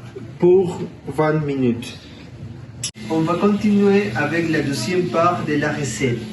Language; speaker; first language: French; non-native, learner; Spanish